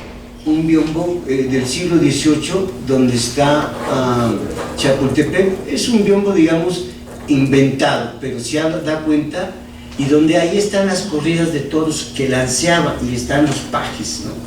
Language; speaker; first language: Spanish; native; Spanish